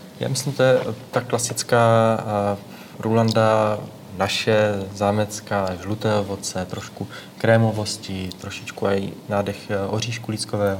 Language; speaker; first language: Czech; native; Czech